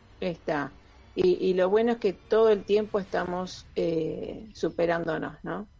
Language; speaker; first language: Spanish; native; Spanish